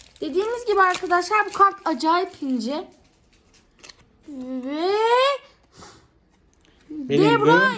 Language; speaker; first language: Turkish; native; Turkish